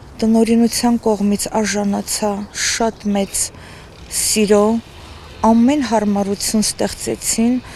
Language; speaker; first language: Armenian; native; Armenian